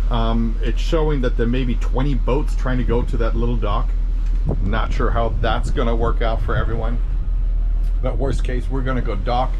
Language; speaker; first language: English; native; English